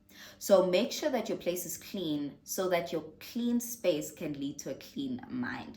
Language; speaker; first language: English; non-native, local second language; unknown